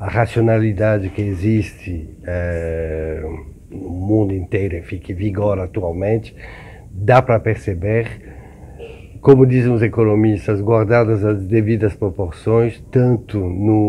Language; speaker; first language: Portuguese; non-native, fluent; French